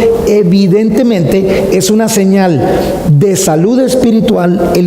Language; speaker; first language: Spanish; native; Spanish